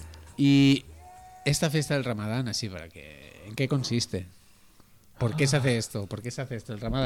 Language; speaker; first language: Spanish; native; Spanish